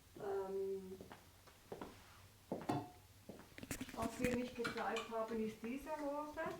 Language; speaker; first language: German; non-native, learner; Ukrainian